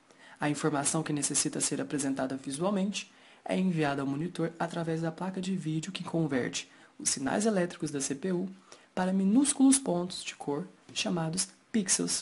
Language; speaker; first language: Portuguese; native; Portuguese